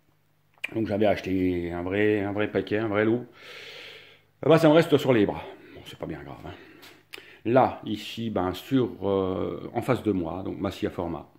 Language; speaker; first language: French; native; French